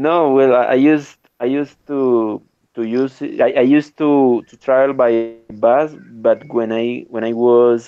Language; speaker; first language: English; non-native, learner; Spanish